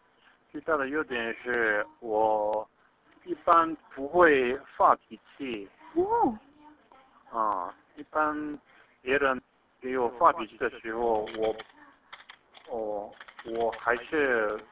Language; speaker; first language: Chinese; non-native, fluent; Korean